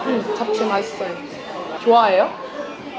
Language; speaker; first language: Korean; non-native, learner; Cantonese